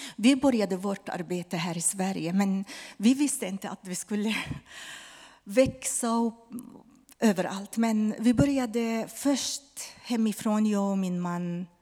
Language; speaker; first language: Swedish; non-native, fluent; Arabic